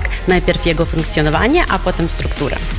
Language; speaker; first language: Polish; non-native, fluent; Ukrainian